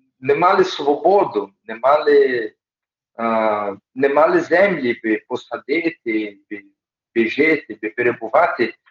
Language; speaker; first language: Ukrainian; early bilingual, heritage; Ukrainian